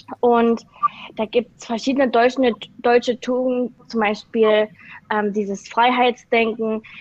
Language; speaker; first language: German; native; German